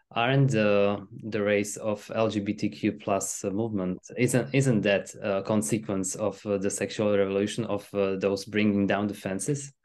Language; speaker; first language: English; non-native, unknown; Slovak